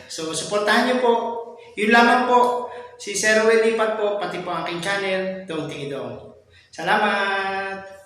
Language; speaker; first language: Filipino; non-native, local second language; Bikol